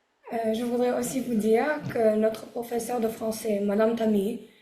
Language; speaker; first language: French; non-native, local second language; Arabic